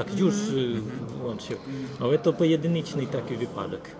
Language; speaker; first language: Polish; non-native, learner; Ukrainian